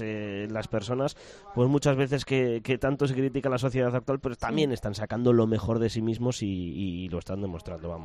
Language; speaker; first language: Spanish; native; Spanish